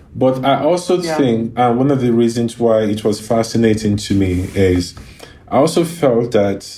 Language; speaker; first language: English; non-native, local second language; Yoruba